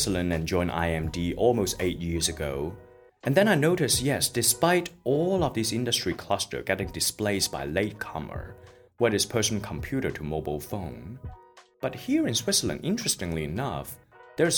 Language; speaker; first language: English; non-native, local second language; Cantonese